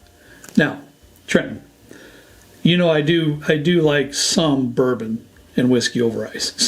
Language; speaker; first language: English; native; English